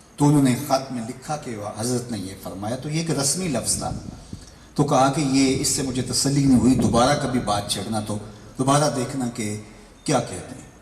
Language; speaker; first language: Urdu; non-native, local second language; Punjabi